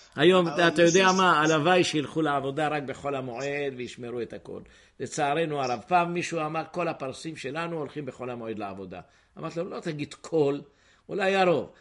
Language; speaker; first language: Hebrew; native; Hebrew